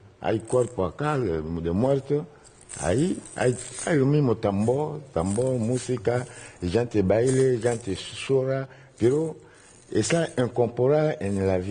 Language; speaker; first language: Spanish; non-native, learner; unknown